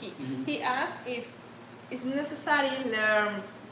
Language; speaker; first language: English; non-native, learner; Spanish